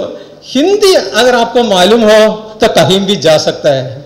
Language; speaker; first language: Hindi; non-native, local second language; Malayalam